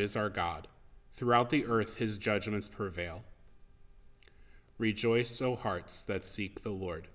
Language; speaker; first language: English; native; English